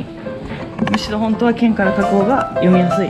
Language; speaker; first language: Japanese; native; Japanese